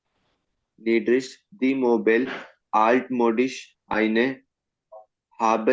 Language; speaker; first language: German; non-native, learner; Hindi